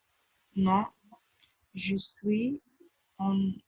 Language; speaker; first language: French; non-native, learner; Albanian